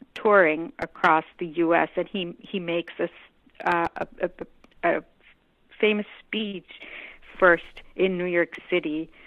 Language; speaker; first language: English; non-native, local second language; Hindi